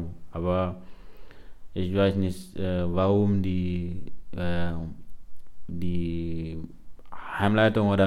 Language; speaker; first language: German; non-native, learner; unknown